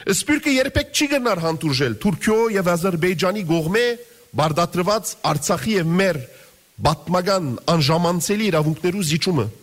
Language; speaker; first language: Armenian; early bilingual, heritage; Armenian